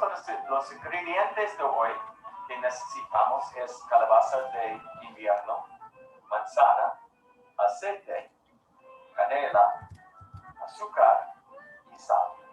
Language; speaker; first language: Spanish; non-native, learner; English